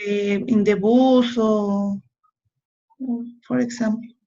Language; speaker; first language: English; non-native, learner; Spanish